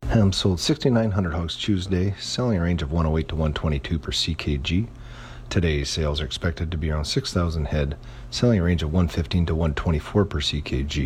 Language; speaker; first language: English; native; English